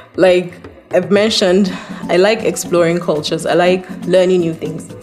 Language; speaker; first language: English; non-native, local second language; Hausa